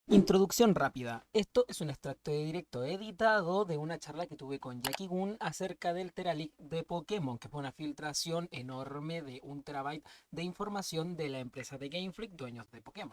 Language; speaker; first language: Spanish; native; Spanish